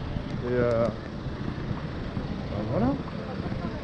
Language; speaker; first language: French; native; French